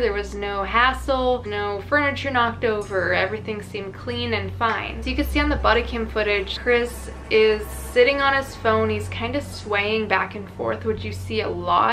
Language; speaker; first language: English; native; English